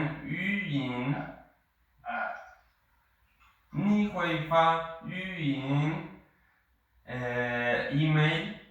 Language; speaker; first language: Chinese; non-native, learner; Spanish